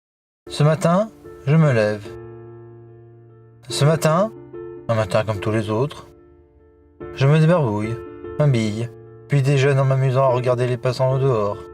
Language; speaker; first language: French; native; French